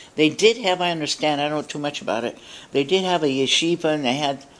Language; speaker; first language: English; early bilingual, other home language; Spanish